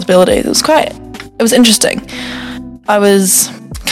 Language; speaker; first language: English; native; English